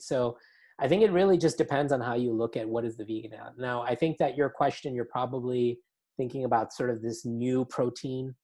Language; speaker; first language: English; native; English